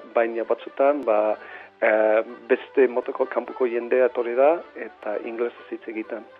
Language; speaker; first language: Basque; non-native, fluent; English